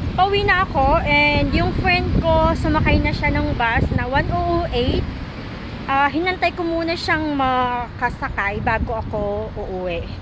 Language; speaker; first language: Filipino; native; Filipino